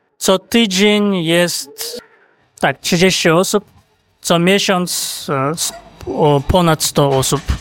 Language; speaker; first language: Polish; non-native, fluent; Kazakh